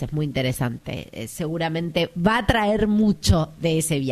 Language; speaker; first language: Spanish; native; Spanish